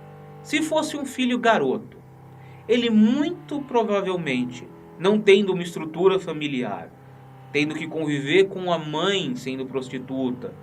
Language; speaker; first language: Portuguese; native; Portuguese